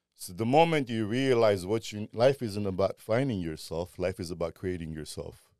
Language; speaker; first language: English; early bilingual, other home language; Armenian